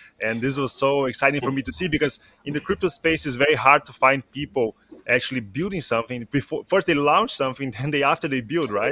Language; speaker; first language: English; non-native, fluent; Portuguese